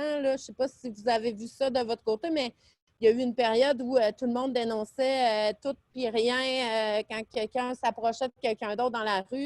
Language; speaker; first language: French; native; French